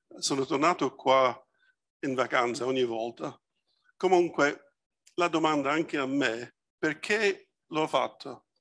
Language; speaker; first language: Italian; early bilingual, heritage; Italian